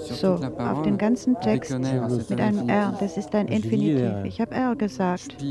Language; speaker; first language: German; native; German